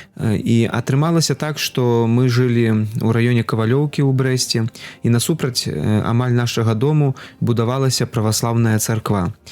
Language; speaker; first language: Belarusian; non-native, local second language; Russian